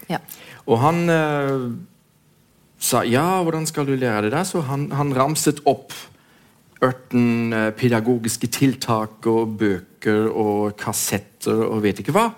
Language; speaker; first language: Norwegian; non-native, fluent; German